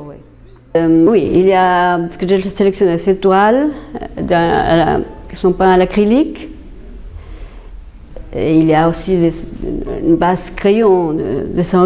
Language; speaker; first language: French; non-native, fluent; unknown